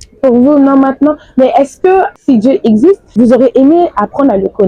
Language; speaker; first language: French; native; French